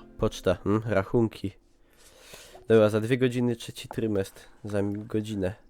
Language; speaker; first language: Polish; native; Polish